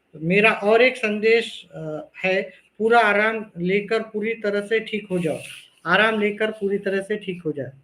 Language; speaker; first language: Hindi; non-native, local second language; Marathi